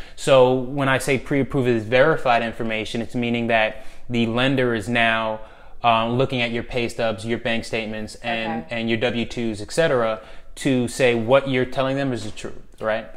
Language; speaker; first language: English; native; English